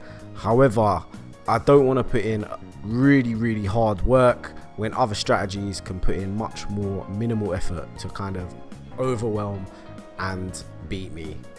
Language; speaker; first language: English; native; English